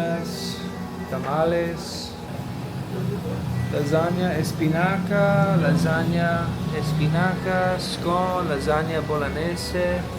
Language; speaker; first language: Spanish; non-native, learner; English